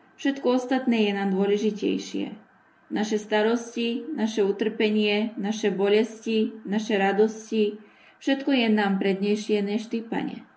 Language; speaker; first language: Slovak; early bilingual, heritage; Slovak